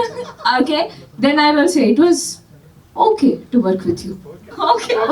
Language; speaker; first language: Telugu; non-native, fluent; Malayalam